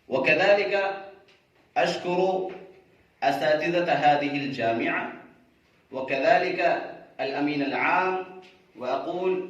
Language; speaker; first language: Arabic; non-native, fluent; Urdu